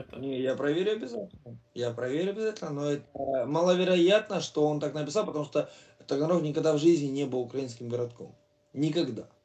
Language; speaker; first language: Russian; native; Russian